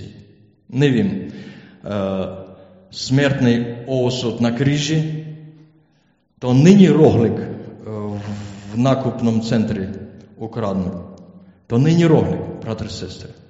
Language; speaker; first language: Czech; non-native, learner; Ukrainian